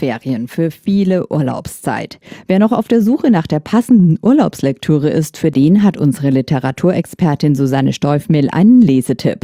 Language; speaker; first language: German; native; German